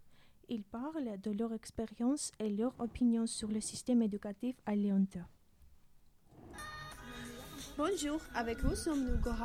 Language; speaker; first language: French; non-native, learner; Armenian